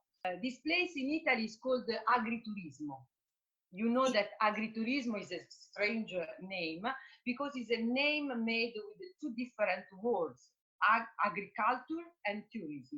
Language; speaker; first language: English; non-native, fluent; Italian